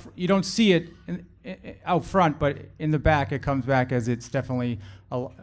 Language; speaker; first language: English; native; English